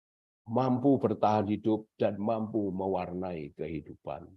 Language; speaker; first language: Indonesian; native; Indonesian